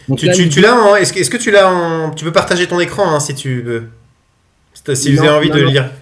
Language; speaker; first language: French; native; French